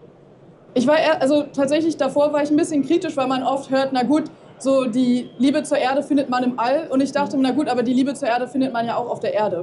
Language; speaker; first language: German; native; German